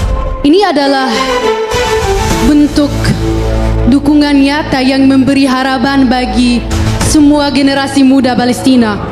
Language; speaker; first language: Indonesian; non-native, fluent; Arabic